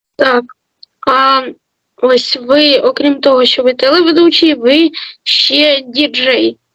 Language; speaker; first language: Ukrainian; native; Ukrainian